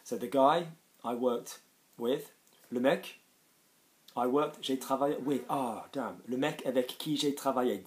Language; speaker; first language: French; non-native, fluent; English